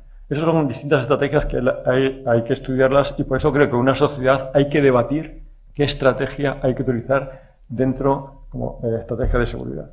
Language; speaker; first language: Spanish; native; Spanish